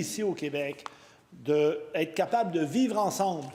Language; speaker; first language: French; native; French